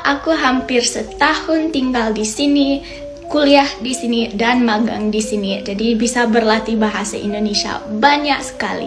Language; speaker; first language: Indonesian; non-native, fluent; English